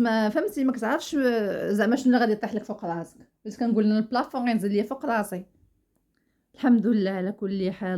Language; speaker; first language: Arabic; native; Arabic